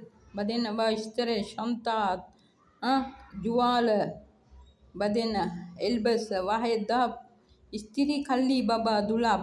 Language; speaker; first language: Arabic; non-native, learner; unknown